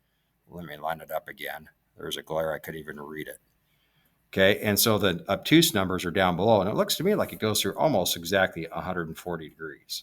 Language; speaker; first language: English; native; English